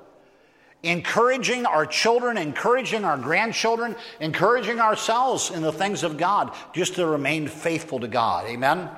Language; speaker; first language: English; native; English